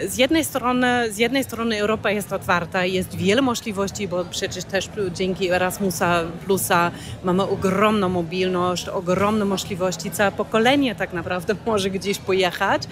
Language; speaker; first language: Polish; non-native, fluent; German